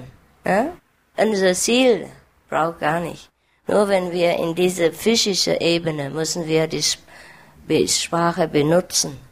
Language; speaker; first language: German; non-native, learner; Vietnamese